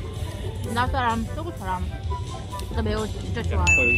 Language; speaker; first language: Korean; non-native, learner; Vietnamese